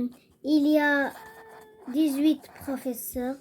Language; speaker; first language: French; non-native, learner; Arabic